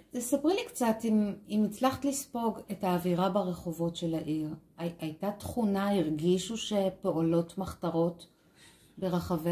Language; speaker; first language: Hebrew; native; Hebrew